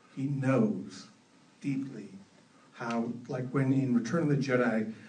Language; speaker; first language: English; native; English